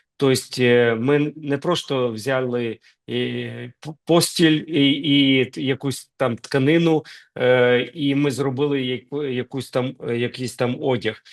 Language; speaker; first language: Ukrainian; non-native, local second language; Russian